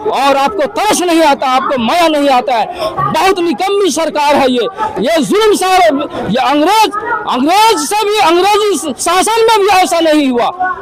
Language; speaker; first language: Hindi; native; Hindi